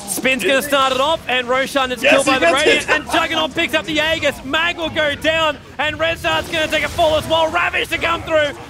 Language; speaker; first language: English; native; English